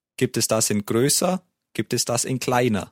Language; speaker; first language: German; non-native, fluent; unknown